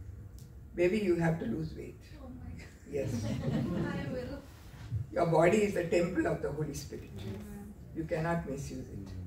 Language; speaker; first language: Hindi; non-native, local second language; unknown